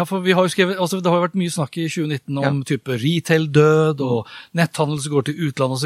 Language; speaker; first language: Norwegian; native; Norwegian